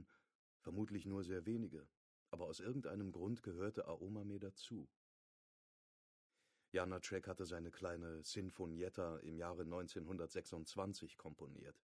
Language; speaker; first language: German; native; German